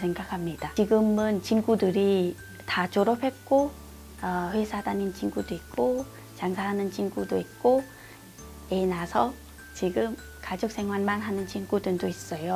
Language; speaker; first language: Korean; non-native, fluent; Vietnamese